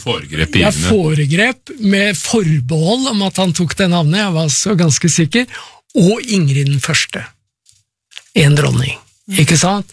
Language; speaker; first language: Norwegian; native; Norwegian